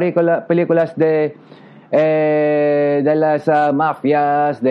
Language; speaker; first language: Spanish; non-native, learner; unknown